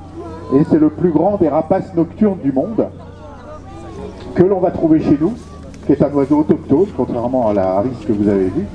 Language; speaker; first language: French; native; French